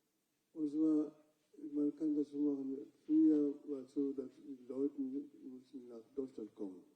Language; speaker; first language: German; non-native, fluent; Luo (Kenya and Tanzania)